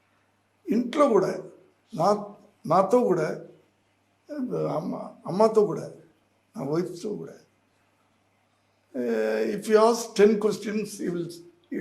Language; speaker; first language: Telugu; non-native, learner; Tamil